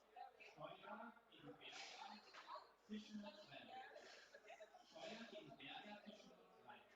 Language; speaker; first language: German; native; German